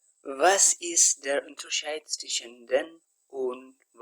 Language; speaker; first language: German; non-native, fluent; Tigrinya